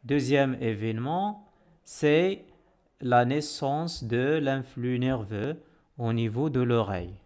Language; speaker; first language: French; non-native, local second language; Arabic